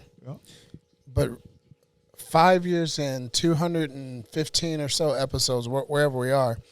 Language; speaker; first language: English; native; English